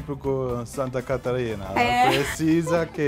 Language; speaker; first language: Portuguese; non-native, learner; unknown